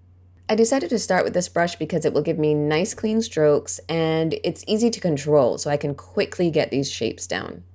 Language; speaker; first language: English; native; English